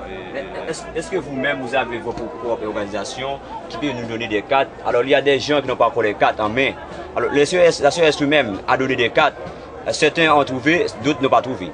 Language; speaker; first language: French; non-native, local second language; Haitian Creole